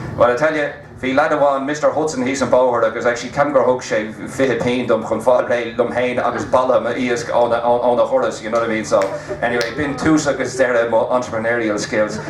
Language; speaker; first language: Irish; native; Irish